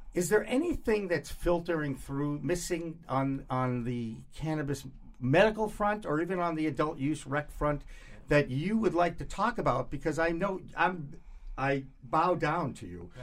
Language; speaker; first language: English; native; English